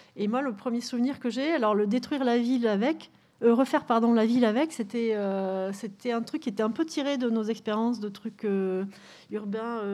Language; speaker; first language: French; native; French